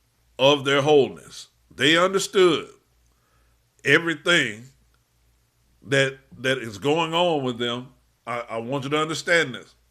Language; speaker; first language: English; native; English